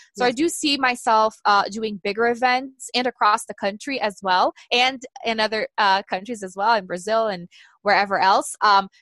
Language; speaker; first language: English; non-native, fluent; Portuguese